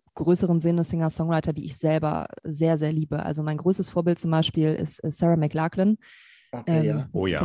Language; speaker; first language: German; native; German